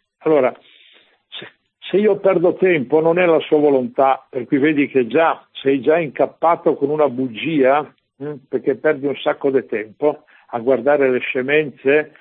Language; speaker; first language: Italian; native; Italian